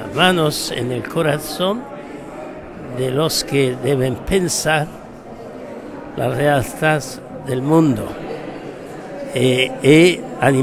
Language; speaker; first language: Spanish; non-native, fluent; Italian